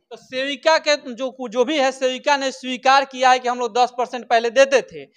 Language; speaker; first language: Hindi; native; Hindi